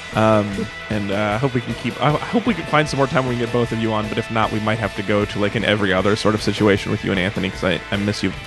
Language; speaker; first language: English; native; English